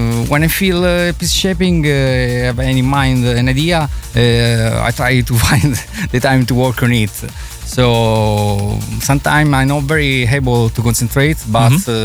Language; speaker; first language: English; non-native, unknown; Italian